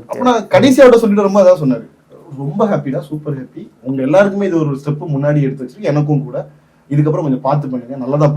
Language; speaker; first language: Tamil; native; Tamil